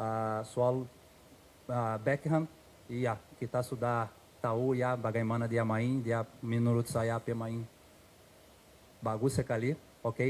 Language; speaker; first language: Indonesian; non-native, fluent; Portuguese